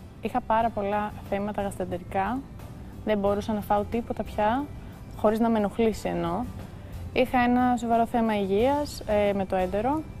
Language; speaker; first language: Greek; early bilingual, heritage; Greek